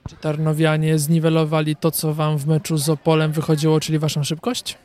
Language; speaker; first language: Polish; native; Polish